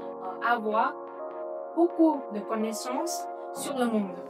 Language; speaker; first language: French; non-native, fluent; Vietnamese